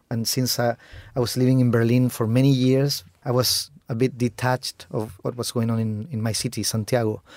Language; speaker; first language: English; non-native, fluent; Spanish